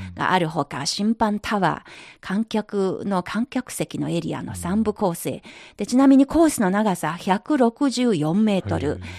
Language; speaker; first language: Japanese; non-native, fluent; Chinese